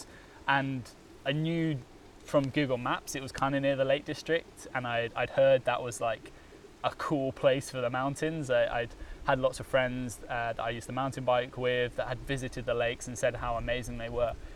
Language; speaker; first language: English; native; English